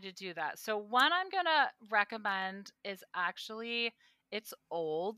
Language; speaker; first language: English; native; English